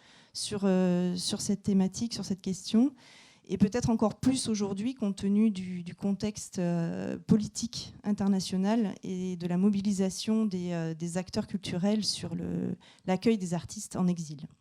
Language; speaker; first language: French; native; French